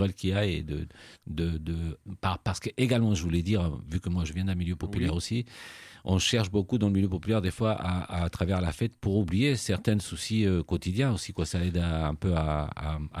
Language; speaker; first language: French; native; French